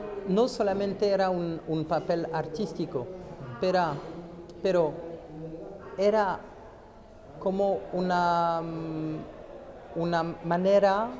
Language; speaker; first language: Spanish; non-native, fluent; French